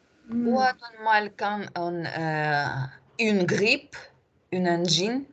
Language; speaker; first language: French; non-native, learner; Russian